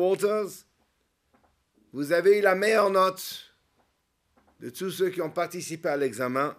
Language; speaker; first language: French; native; French